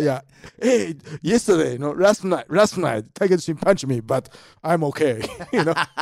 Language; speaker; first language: English; non-native, learner; Japanese